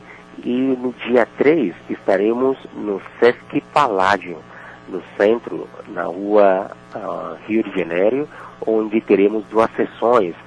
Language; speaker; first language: Portuguese; non-native, fluent; Yoruba